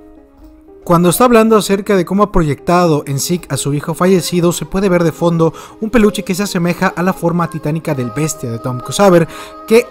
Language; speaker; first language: Spanish; native; Spanish